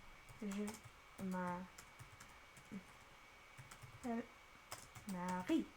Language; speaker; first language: French; non-native, learner; English